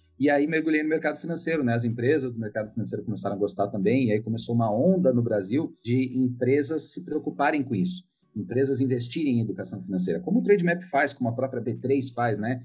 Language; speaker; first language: Portuguese; native; Portuguese